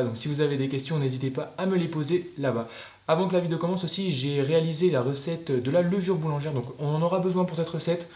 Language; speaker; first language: French; native; French